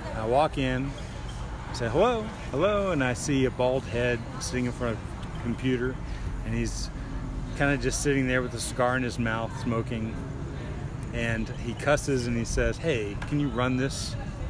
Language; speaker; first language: English; native; English